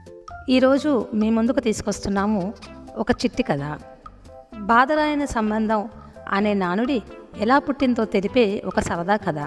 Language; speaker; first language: Telugu; native; Telugu